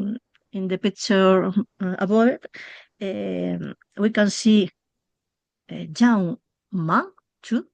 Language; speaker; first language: English; non-native, learner; Spanish